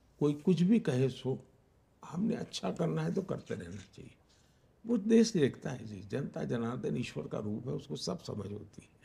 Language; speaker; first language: Hindi; non-native, local second language; Gujarati